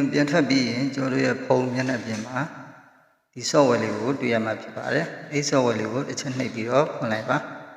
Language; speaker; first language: Burmese; native; Burmese